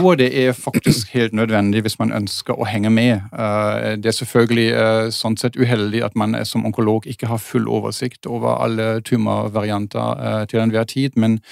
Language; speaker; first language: Norwegian; non-native, fluent; German